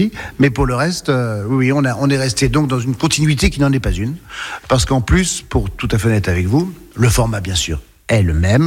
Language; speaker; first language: French; native; French